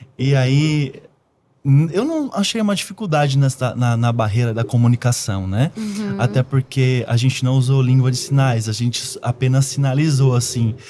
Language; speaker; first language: Portuguese; native; Portuguese